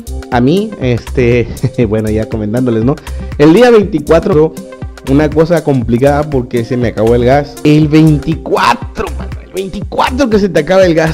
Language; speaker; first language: Spanish; native; Spanish